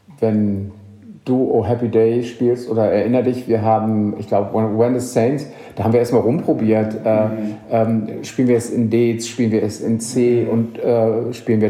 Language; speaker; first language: German; native; German